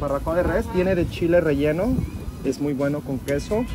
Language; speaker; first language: Spanish; native; Spanish